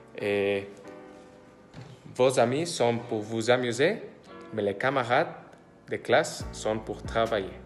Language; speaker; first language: French; non-native, learner; Spanish